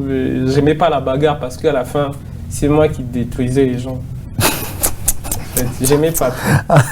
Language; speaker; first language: French; non-native, local second language; Swahili